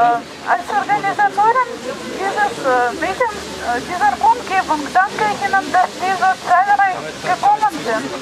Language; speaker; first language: German; non-native, fluent; Ukrainian